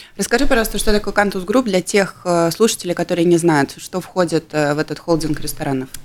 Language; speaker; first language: Russian; native; Russian